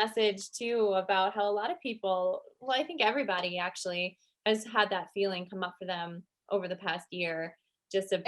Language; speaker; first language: English; native; English